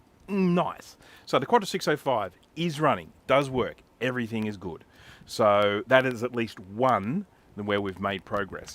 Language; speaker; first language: English; native; English